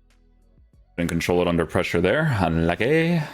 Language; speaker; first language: English; native; English